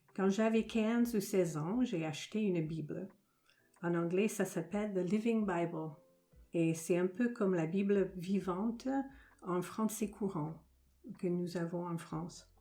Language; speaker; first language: French; non-native, fluent; English